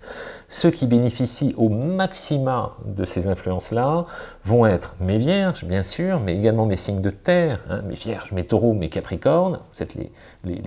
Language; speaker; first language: French; native; French